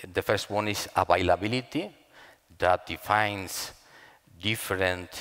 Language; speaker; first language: English; non-native, fluent; Spanish